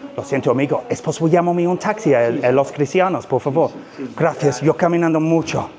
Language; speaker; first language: Spanish; non-native, learner; English